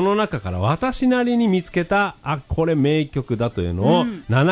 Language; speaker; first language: Japanese; native; Japanese